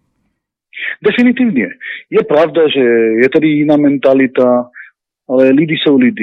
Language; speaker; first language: Czech; non-native, learner; Hebrew